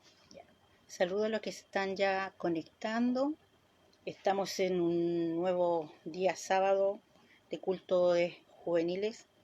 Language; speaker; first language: Spanish; native; Spanish